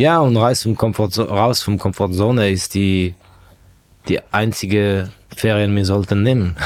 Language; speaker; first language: German; non-native, fluent; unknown